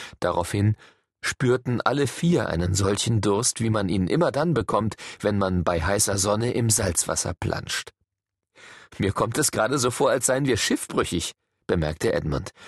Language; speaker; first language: German; native; German